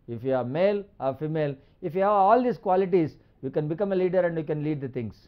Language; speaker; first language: English; non-native, local second language; Telugu